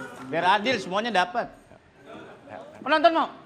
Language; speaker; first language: Indonesian; native; Indonesian